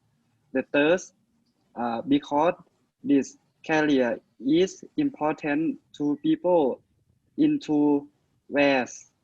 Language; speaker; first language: English; non-native, learner; Thai